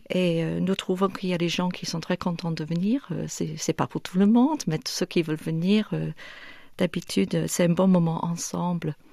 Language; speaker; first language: French; non-native, fluent; English